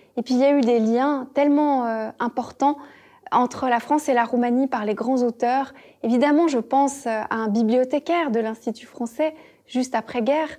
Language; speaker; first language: French; native; French